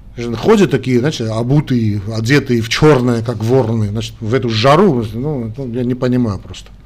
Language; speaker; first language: Russian; non-native, local second language; Armenian